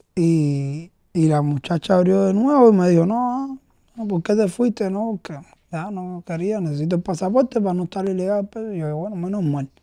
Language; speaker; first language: Spanish; native; Spanish